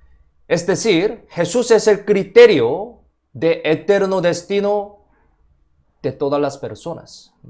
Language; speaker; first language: Spanish; non-native, fluent; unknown